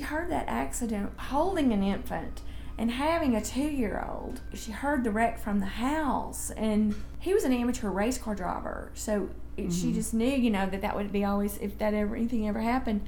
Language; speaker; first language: English; native; English